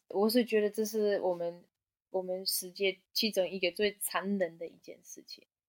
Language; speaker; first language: Chinese; non-native, fluent; German